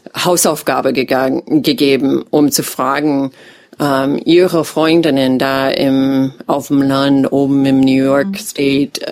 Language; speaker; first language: German; non-native, fluent; English